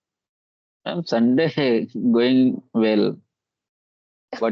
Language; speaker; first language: English; non-native, learner; Hindi